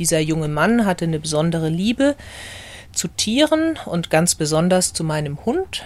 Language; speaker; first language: German; native; German